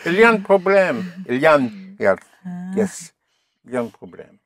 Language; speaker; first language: French; non-native, fluent; English